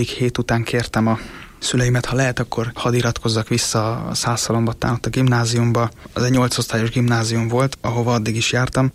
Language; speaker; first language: Hungarian; native; Hungarian